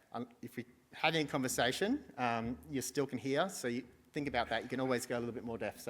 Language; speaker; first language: English; native; English